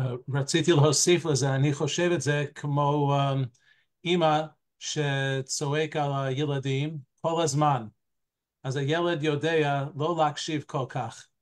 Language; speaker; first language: Hebrew; non-native, fluent; English